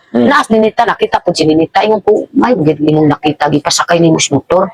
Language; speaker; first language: Cebuano; non-native, local second language; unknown